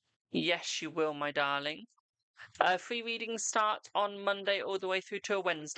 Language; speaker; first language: English; native; English